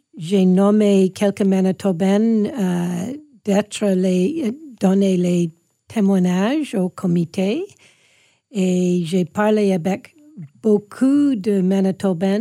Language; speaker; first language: French; non-native, fluent; English